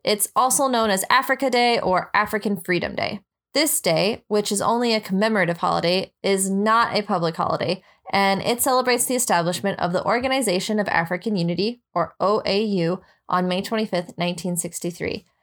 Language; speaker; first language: English; native; English